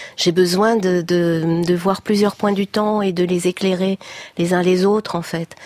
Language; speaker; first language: French; native; French